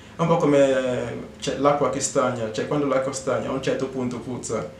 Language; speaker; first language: Italian; non-native, fluent; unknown